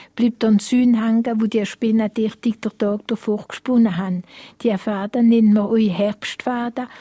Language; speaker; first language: German; non-native, local second language; Swiss German